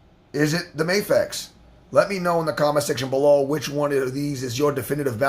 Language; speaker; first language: English; native; English